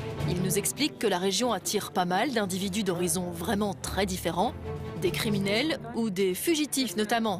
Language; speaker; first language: French; native; French